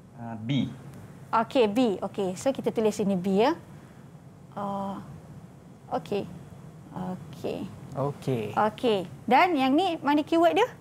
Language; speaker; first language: Malay; native; Malay